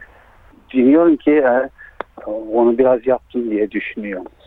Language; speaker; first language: Turkish; early bilingual, heritage; Turkish